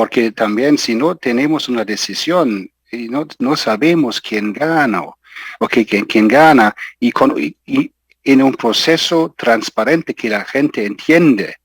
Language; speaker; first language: Spanish; non-native, fluent; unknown